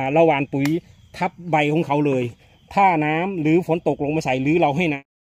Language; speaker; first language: Thai; native; Thai